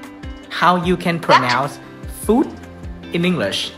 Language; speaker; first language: English; non-native, fluent; Vietnamese